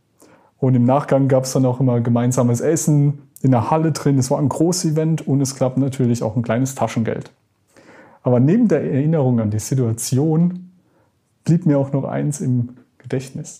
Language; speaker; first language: German; native; German